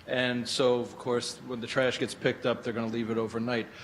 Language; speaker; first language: English; native; English